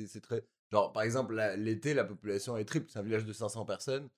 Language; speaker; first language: French; native; French